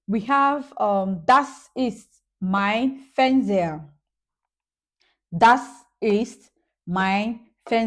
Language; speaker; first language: German; non-native, learner; English